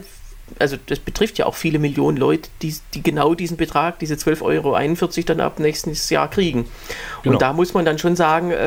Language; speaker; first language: German; native; German